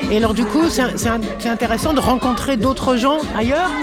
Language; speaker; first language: French; native; French